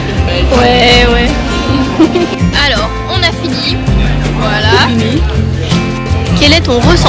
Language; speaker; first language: French; native; French